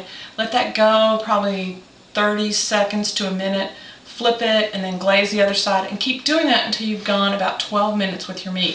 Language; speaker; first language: English; native; English